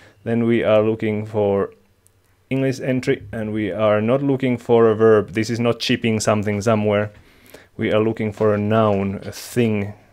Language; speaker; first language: English; non-native, fluent; Finnish